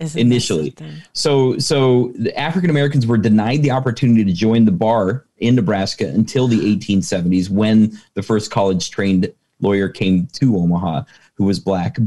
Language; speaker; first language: English; native; English